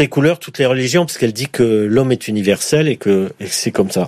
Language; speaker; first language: French; native; French